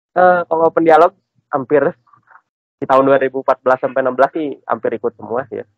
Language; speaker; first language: Indonesian; native; Indonesian